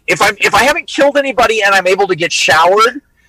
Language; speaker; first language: English; native; English